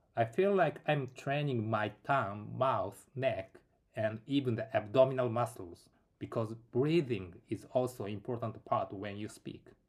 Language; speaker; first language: English; non-native, fluent; Japanese